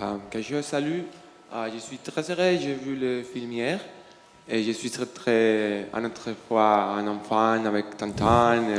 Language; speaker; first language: French; non-native, learner; Spanish